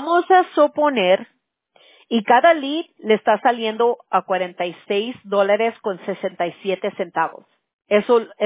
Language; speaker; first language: Spanish; early bilingual, heritage; Spanish